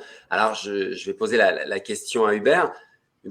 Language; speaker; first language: French; native; French